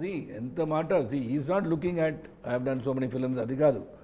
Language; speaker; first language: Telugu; non-native, local second language; Tamil